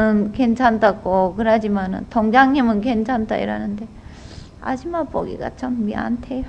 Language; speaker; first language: Korean; native; Korean